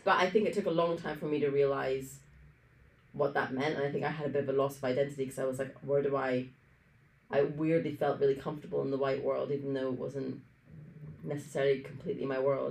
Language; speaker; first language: English; early bilingual, other home language; Arabic